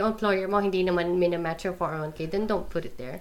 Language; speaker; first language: English; non-native, local second language; Filipino